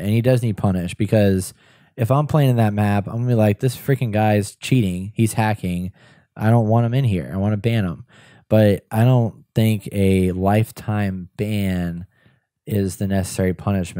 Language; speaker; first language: English; native; English